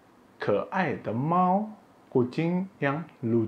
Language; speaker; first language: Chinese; non-native, fluent; Indonesian